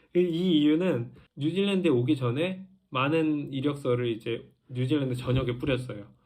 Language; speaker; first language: Korean; native; Korean